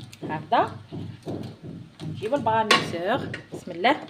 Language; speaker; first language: Arabic; native; Arabic